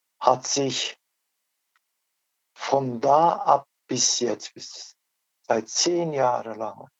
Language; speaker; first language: German; non-native, learner; Turkish